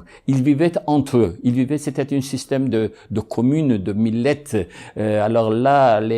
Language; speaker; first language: French; non-native, fluent; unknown